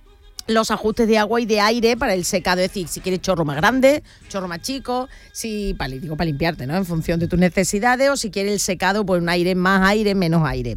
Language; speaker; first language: Spanish; native; Spanish